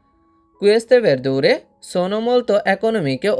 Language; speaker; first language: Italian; non-native, fluent; Bangla